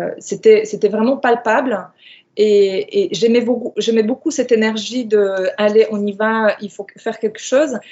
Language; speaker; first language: French; non-native, fluent; Polish